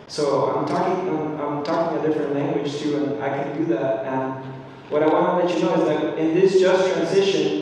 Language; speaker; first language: English; non-native, fluent; Spanish